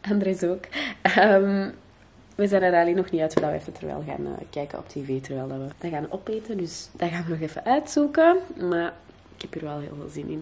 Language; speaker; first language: Dutch; native; Dutch